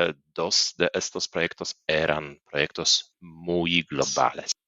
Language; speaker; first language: Spanish; non-native, fluent; Polish